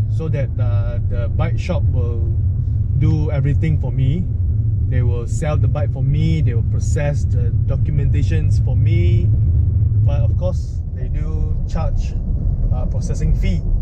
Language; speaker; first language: English; non-native, local second language; Min Nan Chinese